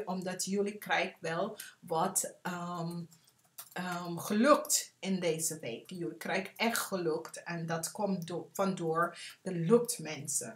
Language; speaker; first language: Dutch; non-native, learner; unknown